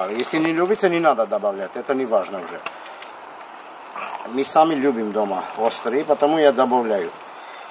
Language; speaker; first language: Russian; non-native, fluent; Armenian